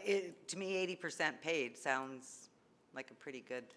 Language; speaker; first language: English; native; English